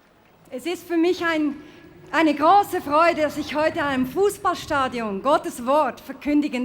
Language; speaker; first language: German; native; German